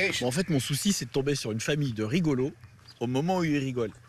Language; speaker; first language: French; native; French